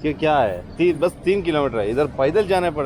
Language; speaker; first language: Hindi; non-native, local second language; Malayalam